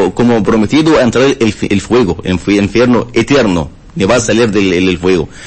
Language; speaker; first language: Spanish; non-native, learner; Arabic